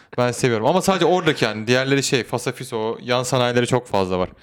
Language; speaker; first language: Turkish; native; Turkish